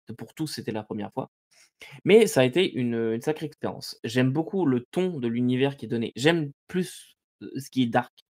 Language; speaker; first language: French; native; French